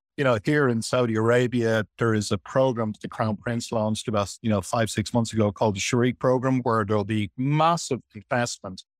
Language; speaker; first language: English; native; English